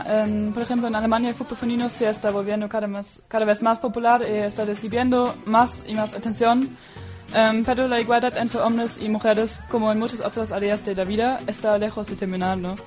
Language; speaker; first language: Spanish; non-native, fluent; German